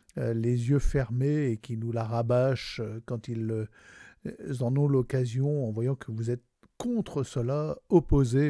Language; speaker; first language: French; native; French